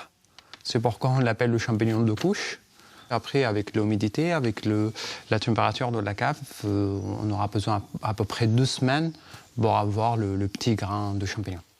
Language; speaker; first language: French; non-native, fluent; Arabic